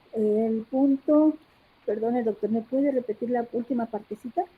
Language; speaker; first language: Spanish; native; Spanish